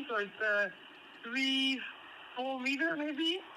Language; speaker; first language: English; native; English